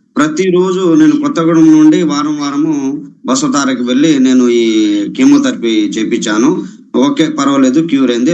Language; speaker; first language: Telugu; non-native, local second language; Lambadi